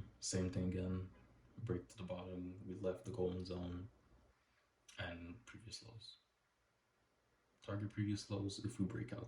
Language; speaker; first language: English; native; English